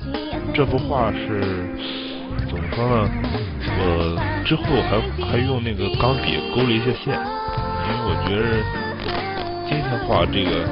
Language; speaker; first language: Chinese; native; Chinese